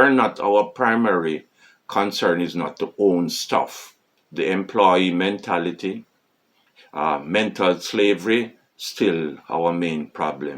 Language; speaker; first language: English; non-native, fluent; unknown